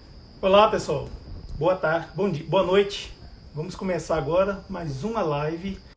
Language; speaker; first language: Portuguese; native; Portuguese